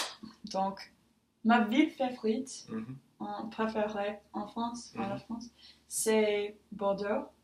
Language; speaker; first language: French; non-native, learner; English